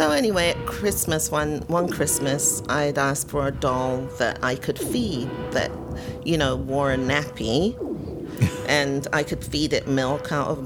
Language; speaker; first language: English; native; English